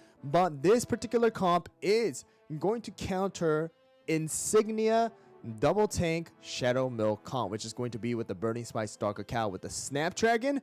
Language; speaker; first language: English; native; English